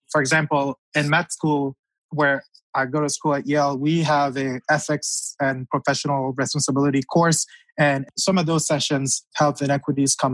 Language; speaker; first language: English; non-native, local second language; French